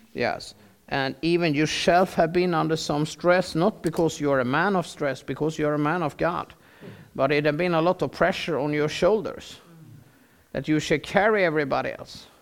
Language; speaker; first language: English; non-native, learner; Norwegian